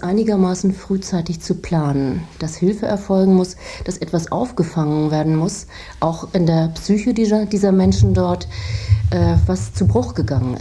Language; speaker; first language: German; native; German